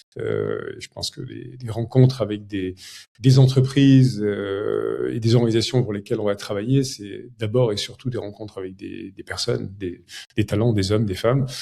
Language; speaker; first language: French; native; French